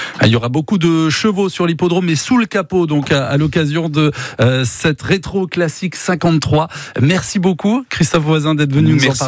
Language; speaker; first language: French; native; French